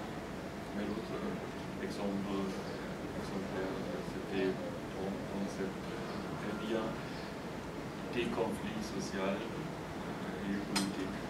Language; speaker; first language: French; non-native, fluent; German